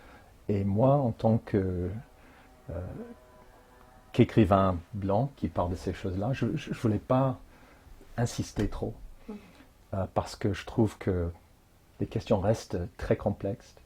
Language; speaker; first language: French; non-native, fluent; English